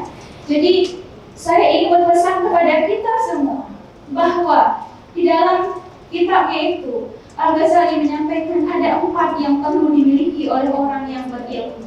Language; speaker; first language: Indonesian; native; Indonesian